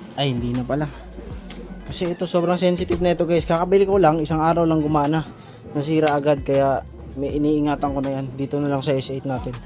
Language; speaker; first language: Filipino; non-native, local second language; Cebuano